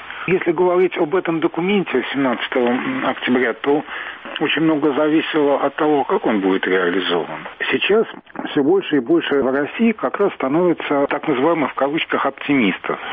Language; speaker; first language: Russian; native; Russian